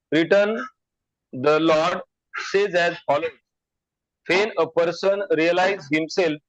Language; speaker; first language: English; non-native, local second language; Marathi